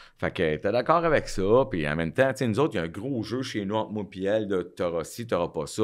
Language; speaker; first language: French; native; French